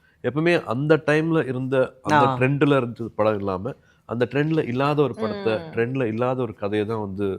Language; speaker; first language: Tamil; native; Tamil